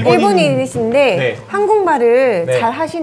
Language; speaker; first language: Korean; native; Korean